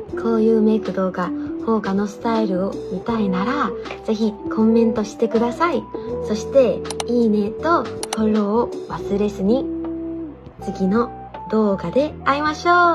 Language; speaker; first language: Japanese; non-native, learner; Thai